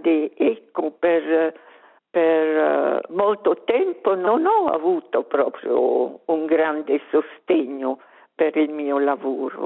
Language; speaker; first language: Italian; non-native, local second language; Romansh